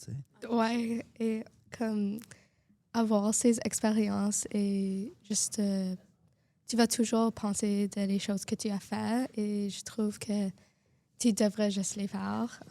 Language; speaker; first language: French; non-native, local second language; English